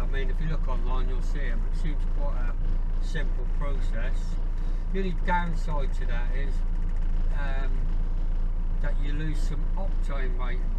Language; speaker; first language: English; native; English